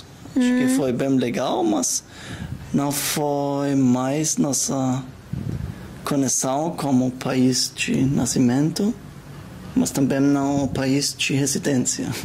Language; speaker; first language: Portuguese; non-native, learner; German